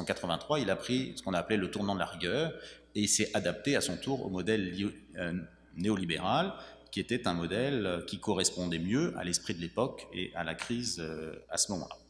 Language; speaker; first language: French; native; French